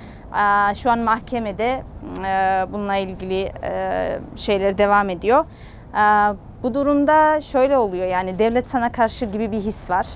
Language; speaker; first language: Turkish; non-native, fluent; Georgian